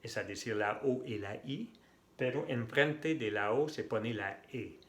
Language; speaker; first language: Spanish; non-native, fluent; French